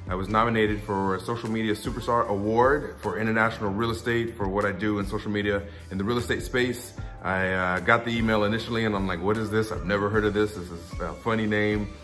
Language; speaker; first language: English; native; English